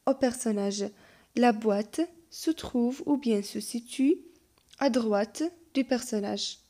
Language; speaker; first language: French; non-native, local second language; Arabic